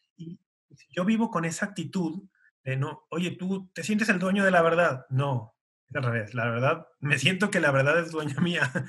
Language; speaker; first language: Spanish; native; Spanish